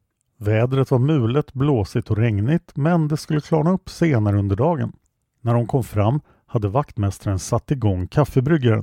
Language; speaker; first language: Swedish; native; Swedish